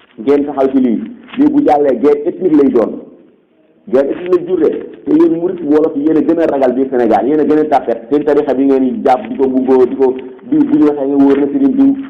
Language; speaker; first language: Wolof; non-native, local second language; Fula